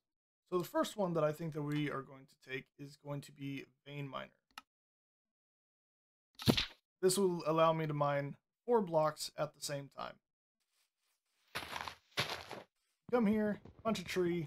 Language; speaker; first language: English; native; English